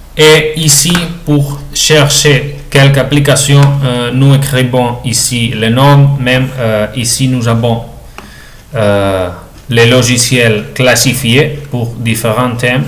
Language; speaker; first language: French; non-native, learner; Spanish